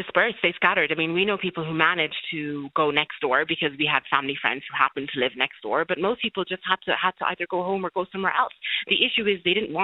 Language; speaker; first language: English; native; English